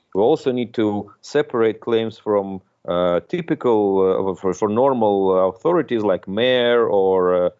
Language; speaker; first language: English; non-native, fluent; Russian